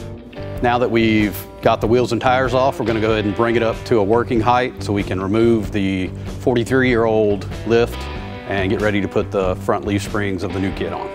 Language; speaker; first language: English; native; English